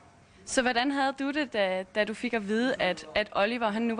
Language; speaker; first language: Danish; native; Danish